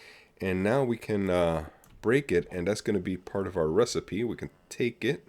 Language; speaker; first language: English; native; English